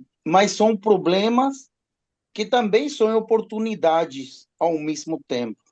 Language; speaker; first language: Portuguese; non-native, learner; Spanish